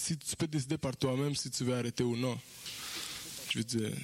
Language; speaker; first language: French; non-native, fluent; Romanian